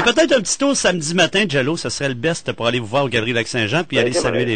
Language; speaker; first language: French; native; French